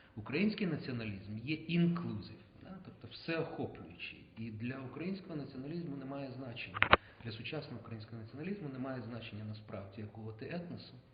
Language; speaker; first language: Ukrainian; native; Ukrainian